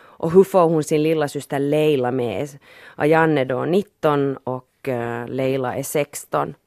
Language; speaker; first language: Swedish; native; Swedish